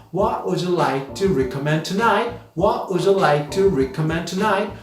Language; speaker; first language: English; non-native, fluent; Korean